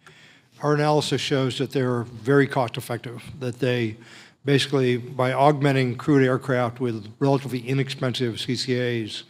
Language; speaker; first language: English; native; English